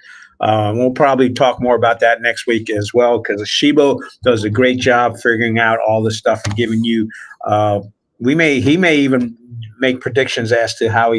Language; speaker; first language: English; native; English